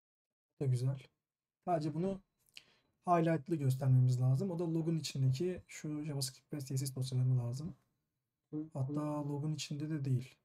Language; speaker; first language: Turkish; native; Turkish